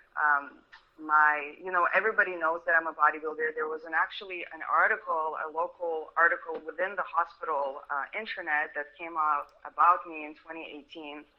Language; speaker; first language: English; early bilingual, other home language; Russian